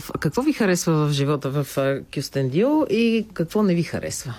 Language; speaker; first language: Bulgarian; native; Bulgarian